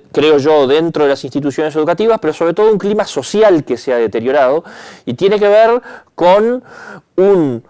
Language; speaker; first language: Spanish; native; Spanish